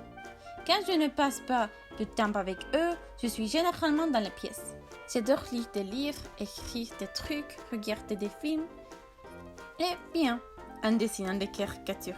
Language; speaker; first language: French; non-native, learner; Turkish